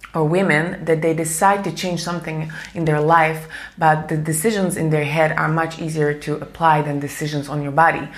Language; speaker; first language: English; non-native, fluent; Slovak